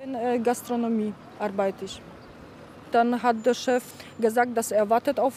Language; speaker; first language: German; non-native, learner; Polish